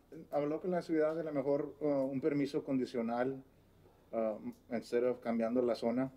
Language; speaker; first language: Spanish; early bilingual, other home language; English